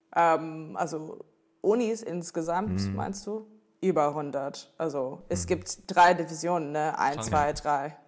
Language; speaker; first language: German; non-native, fluent; English